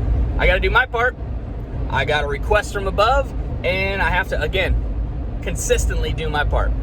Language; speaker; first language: English; native; English